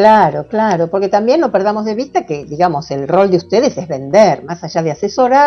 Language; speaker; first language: Spanish; native; Spanish